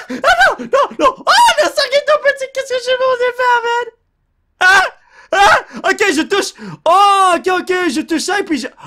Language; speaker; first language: French; native; French